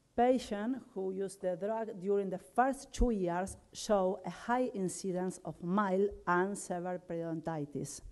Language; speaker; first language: English; non-native, learner; Spanish